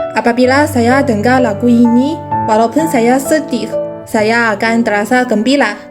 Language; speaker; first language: Malay; non-native, learner; Chinese